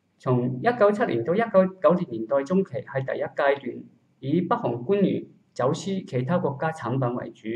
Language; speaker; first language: Cantonese; non-native, learner; Japanese